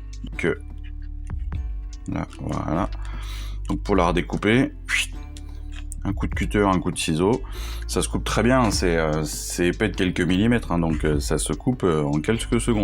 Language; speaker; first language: French; native; French